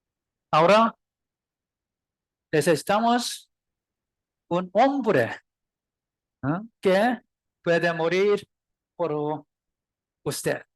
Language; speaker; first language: Spanish; non-native, learner; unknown